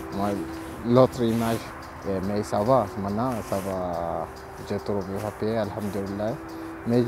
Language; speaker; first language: French; non-native, learner; Oromo